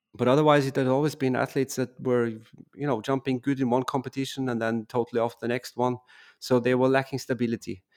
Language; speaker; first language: English; non-native, fluent; German